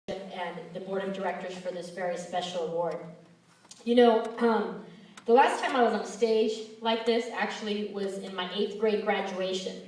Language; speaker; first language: English; early bilingual, other home language; Spanish